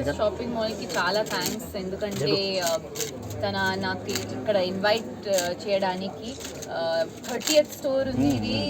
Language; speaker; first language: Telugu; non-native, learner; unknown